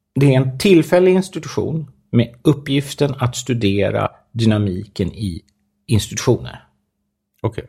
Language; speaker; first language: Swedish; native; Swedish